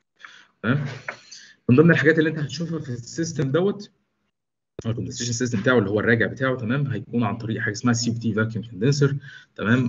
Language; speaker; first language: Arabic; native; Arabic